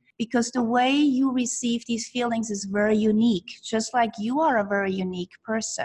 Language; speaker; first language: English; non-native, fluent; Swiss German